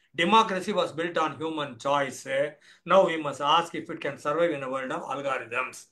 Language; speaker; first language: English; non-native, local second language; Tamil